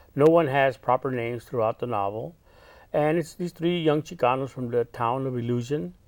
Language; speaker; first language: English; native; English